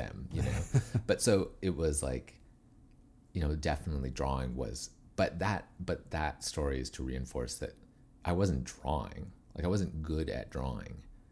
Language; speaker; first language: English; native; English